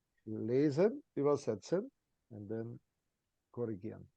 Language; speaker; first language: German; non-native, fluent; English